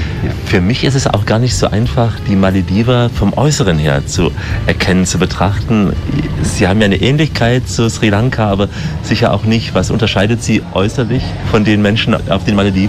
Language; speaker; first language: German; native; German